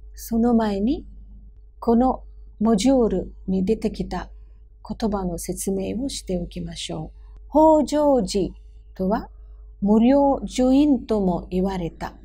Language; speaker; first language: Japanese; non-native, fluent; Hindi